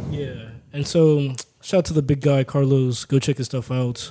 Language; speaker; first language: English; early bilingual, other home language; Spanish